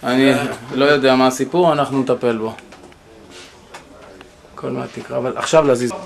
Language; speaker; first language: Hebrew; native; Hebrew